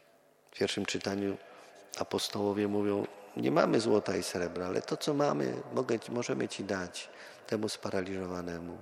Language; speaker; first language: Polish; native; Polish